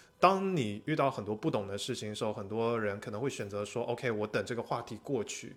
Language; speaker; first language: Chinese; native; Chinese